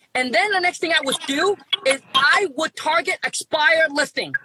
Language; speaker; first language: English; early bilingual, other home language; Vietnamese